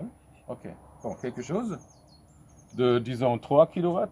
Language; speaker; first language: French; non-native, fluent; German